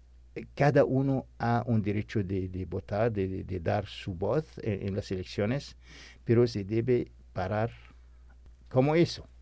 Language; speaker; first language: Spanish; non-native, fluent; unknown